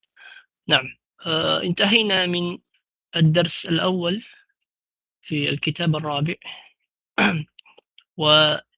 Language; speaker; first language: Arabic; non-native, fluent; Filipino